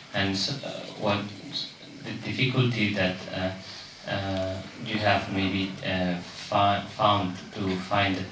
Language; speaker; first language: English; non-native, learner; Spanish